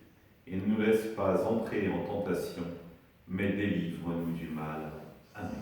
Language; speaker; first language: French; native; French